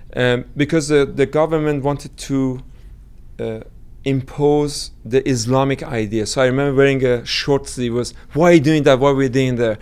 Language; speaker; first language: English; non-native, fluent; Persian